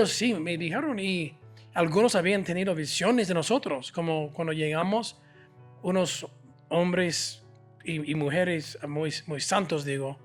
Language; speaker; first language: Spanish; non-native, fluent; English